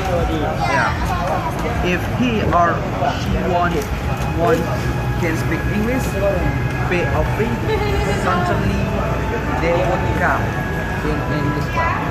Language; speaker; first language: English; non-native, learner; Indonesian